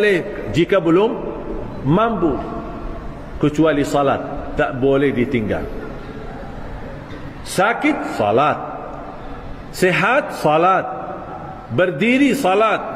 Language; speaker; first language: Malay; non-native, fluent; Arabic